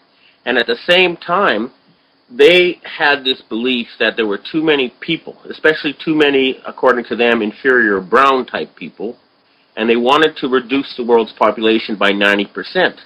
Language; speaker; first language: English; native; English